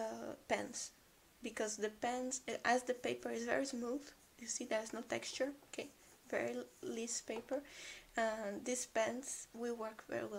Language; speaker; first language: English; non-native, fluent; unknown